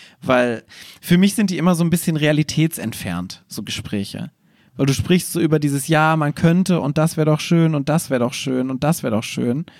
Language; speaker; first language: German; native; German